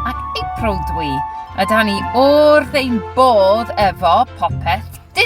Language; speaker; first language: Welsh; non-native, learner; English